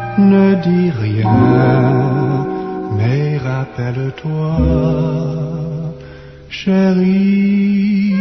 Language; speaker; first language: French; non-native, learner; English